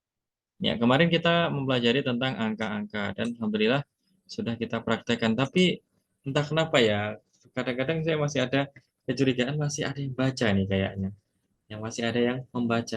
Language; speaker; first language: Indonesian; native; Indonesian